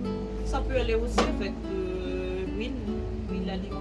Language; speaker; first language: French; non-native, local second language; Malagasy